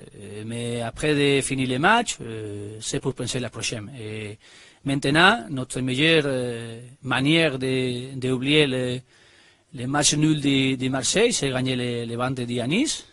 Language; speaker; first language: French; non-native, learner; Spanish